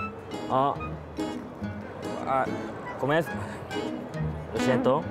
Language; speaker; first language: Spanish; non-native, learner; Korean